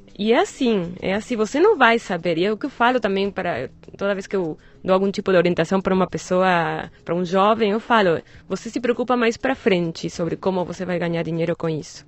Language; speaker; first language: Portuguese; non-native, fluent; Spanish